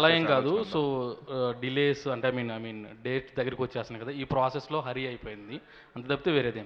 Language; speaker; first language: Telugu; native; Telugu